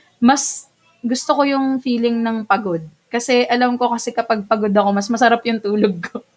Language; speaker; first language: Filipino; non-native, local second language; Bikol